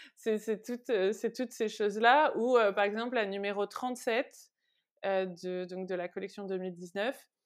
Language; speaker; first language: French; native; French